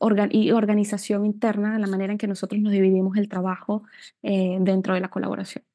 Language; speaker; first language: Spanish; native; Spanish